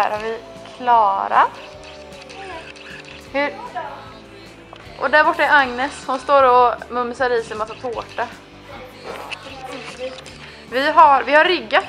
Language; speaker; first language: Swedish; native; Swedish